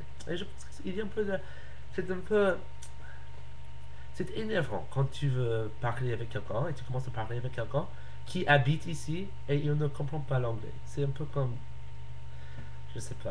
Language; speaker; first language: French; non-native, learner; English